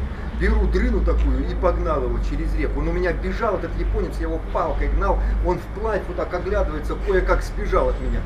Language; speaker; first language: Russian; native; Russian